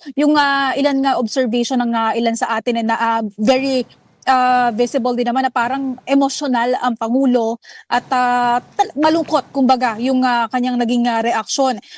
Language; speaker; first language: Filipino; native; Filipino